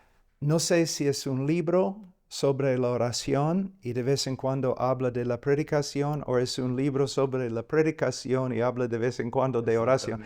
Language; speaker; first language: Spanish; non-native, fluent; English